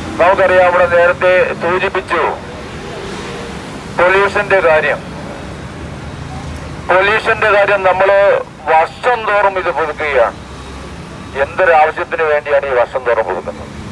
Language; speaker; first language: Malayalam; native; Malayalam